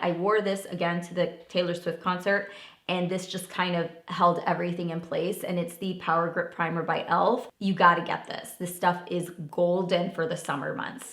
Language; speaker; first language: English; native; English